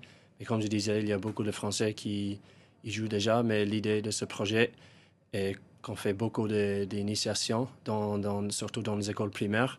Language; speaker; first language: French; non-native, fluent; English